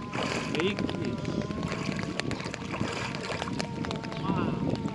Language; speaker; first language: English; non-native, learner; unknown